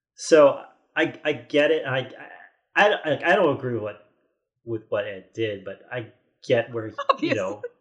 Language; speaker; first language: English; native; English